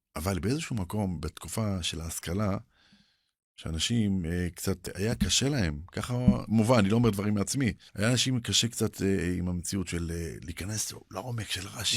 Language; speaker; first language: Hebrew; early bilingual, other home language; Arabic